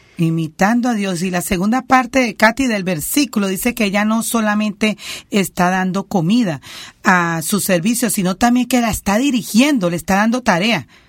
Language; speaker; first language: Spanish; native; Spanish